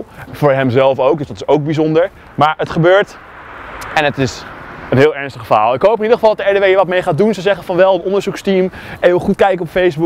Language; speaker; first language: Dutch; native; Dutch